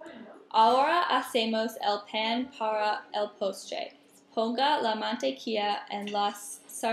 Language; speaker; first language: Spanish; non-native, learner; English